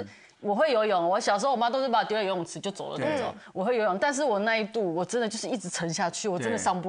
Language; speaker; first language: Chinese; native; Chinese